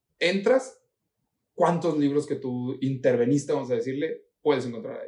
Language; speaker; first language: Spanish; native; Spanish